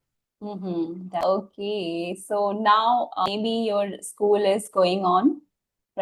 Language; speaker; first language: English; non-native, fluent; Hindi